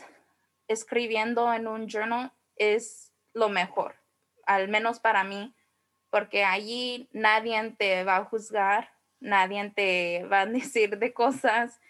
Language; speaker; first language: Spanish; early bilingual, heritage; Spanish